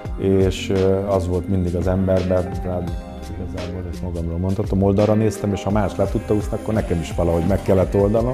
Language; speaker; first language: Hungarian; native; Hungarian